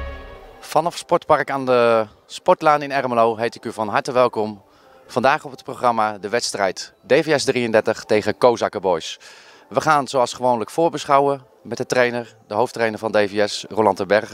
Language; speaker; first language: Dutch; native; Dutch